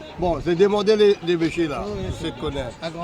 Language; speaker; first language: French; non-native, local second language; Morisyen